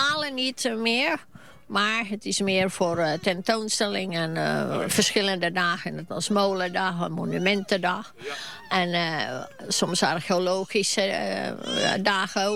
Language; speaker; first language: Dutch; non-native, fluent; Finnish